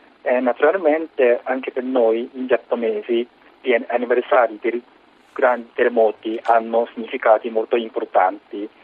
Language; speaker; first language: Italian; non-native, learner; Japanese